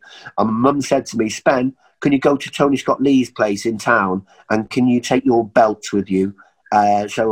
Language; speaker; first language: English; native; English